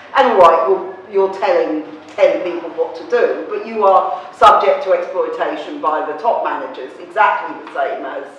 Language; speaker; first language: English; native; English